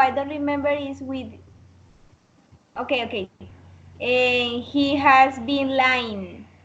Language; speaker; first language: English; non-native, learner; Spanish